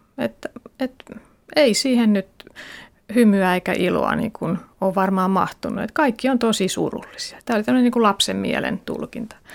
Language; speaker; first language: Finnish; native; Finnish